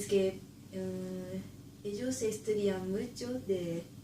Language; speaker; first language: Spanish; non-native, learner; Japanese